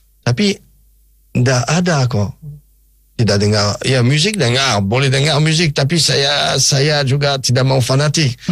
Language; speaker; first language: Indonesian; non-native, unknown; French